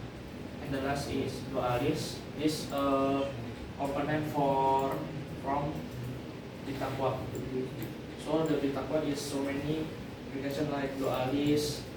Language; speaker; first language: English; non-native, learner; Indonesian